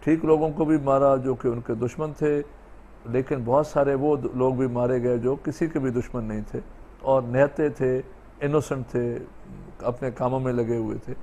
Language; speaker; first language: Urdu; non-native, local second language; Sindhi